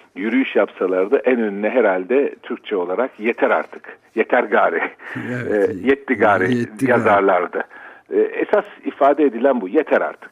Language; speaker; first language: Turkish; native; Turkish